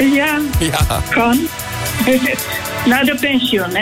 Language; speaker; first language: Dutch; non-native, fluent; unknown